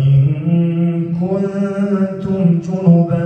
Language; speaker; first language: Arabic; native; Arabic